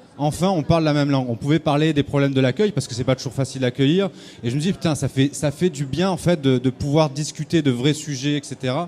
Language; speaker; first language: French; native; French